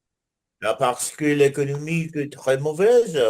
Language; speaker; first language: French; non-native, learner; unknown